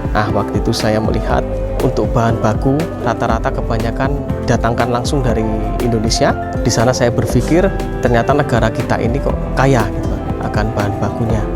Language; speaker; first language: Indonesian; non-native, local second language; Javanese